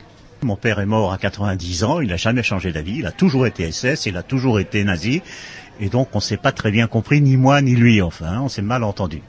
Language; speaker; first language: French; non-native, local second language; Dutch